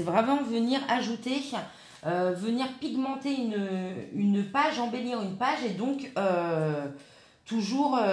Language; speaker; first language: French; native; French